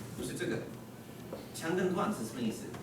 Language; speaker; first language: Chinese; non-native, fluent; English